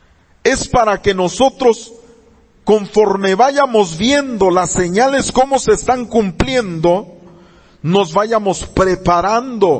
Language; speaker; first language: Spanish; native; Spanish